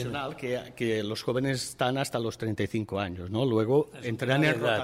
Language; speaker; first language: Spanish; native; Spanish